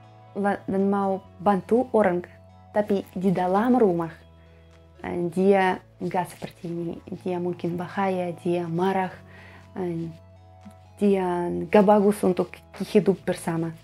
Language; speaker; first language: Indonesian; non-native, fluent; Russian